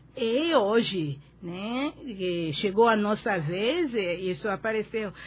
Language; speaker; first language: Portuguese; non-native, fluent; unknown